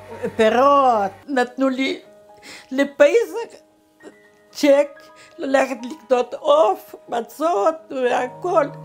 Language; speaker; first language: Hebrew; non-native, learner; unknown